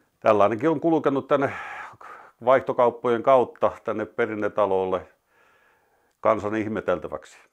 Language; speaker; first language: Finnish; native; Finnish